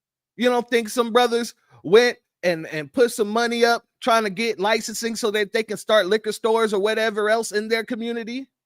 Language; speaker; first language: English; native; English